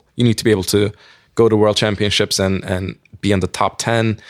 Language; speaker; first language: English; non-native, fluent; Turkish